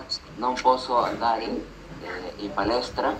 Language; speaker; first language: Italian; non-native, learner; Spanish